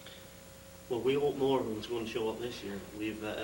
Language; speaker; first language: English; native; English